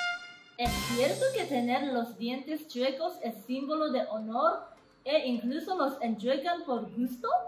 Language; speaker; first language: Spanish; non-native, learner; Japanese